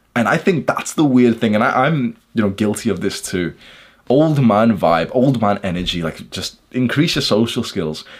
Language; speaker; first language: English; native; English